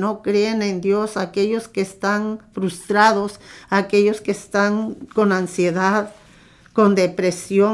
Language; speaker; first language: Spanish; native; Spanish